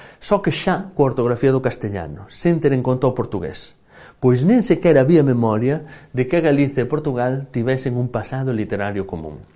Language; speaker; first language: Galician; native; Galician